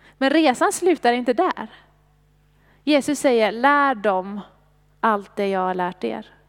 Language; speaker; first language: Swedish; non-native, fluent; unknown